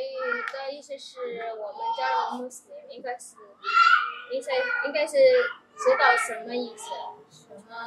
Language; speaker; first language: Chinese; non-native, fluent; Indonesian